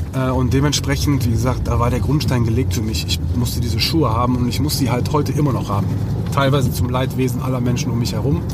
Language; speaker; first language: German; early bilingual, other home language; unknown